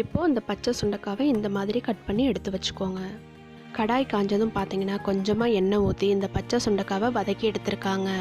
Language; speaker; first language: Tamil; native; Tamil